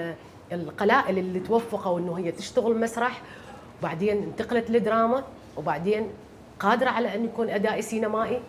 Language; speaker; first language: Arabic; native; Arabic